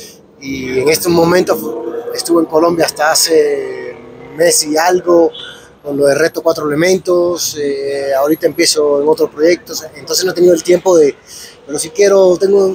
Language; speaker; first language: Spanish; native; Spanish